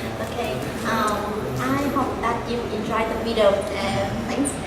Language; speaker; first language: English; non-native, learner; Vietnamese